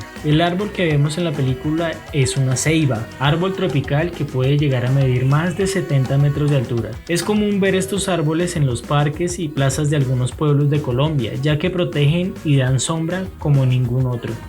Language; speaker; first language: Spanish; native; Spanish